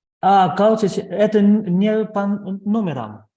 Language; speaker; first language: Russian; non-native, fluent; Chinese